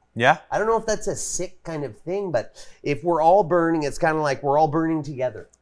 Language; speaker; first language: English; native; English